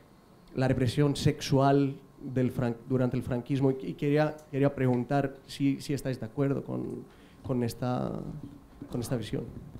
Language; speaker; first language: Spanish; non-native, fluent; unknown